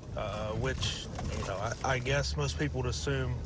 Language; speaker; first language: English; native; English